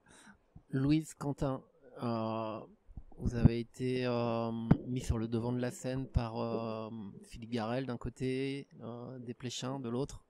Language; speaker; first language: French; native; French